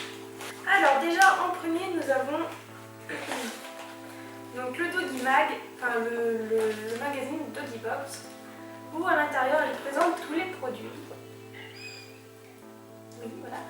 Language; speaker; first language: French; native; French